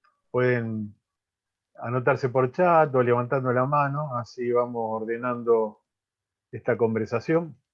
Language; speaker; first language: Spanish; native; Spanish